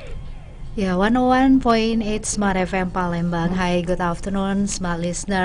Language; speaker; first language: English; non-native, local second language; Indonesian